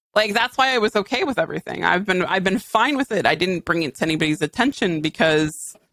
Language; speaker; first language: English; native; English